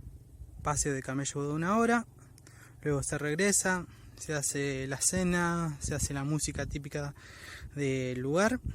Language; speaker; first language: Spanish; native; Spanish